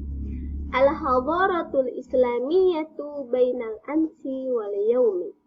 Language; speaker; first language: Arabic; non-native, fluent; Indonesian